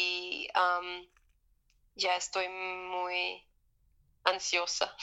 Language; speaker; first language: Spanish; non-native, fluent; German